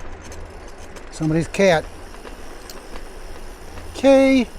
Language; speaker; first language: English; native; English